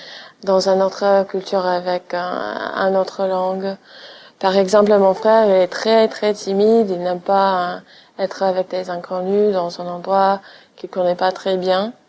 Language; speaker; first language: French; non-native, fluent; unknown